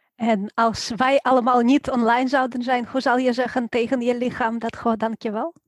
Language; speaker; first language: Dutch; non-native, fluent; Ukrainian